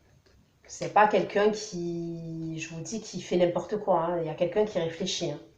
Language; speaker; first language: French; native; French